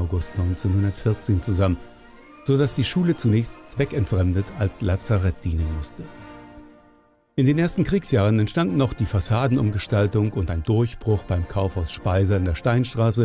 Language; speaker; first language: German; native; German